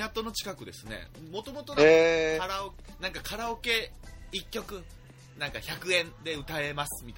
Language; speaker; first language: Japanese; native; Japanese